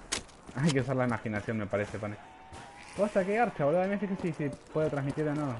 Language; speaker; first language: Spanish; native; Spanish